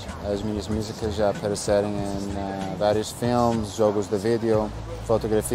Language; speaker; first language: Portuguese; non-native, fluent; English